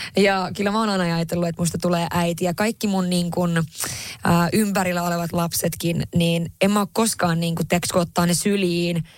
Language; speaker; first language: Finnish; early bilingual, heritage; Swedish